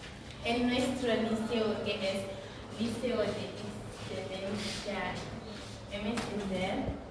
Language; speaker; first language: Spanish; non-native, learner; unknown